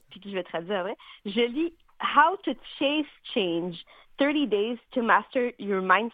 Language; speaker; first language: French; native; French